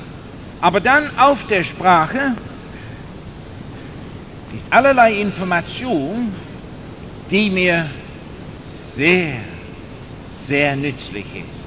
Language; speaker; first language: German; non-native, fluent; English